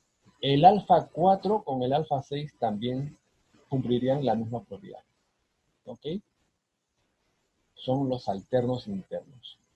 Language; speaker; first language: Spanish; native; Spanish